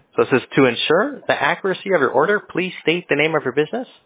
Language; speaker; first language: English; early bilingual, other home language; Spanish